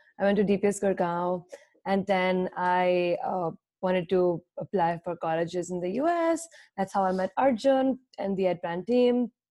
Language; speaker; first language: English; non-native, local second language; Hindi